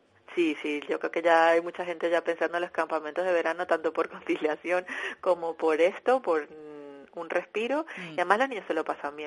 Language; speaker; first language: Spanish; native; Spanish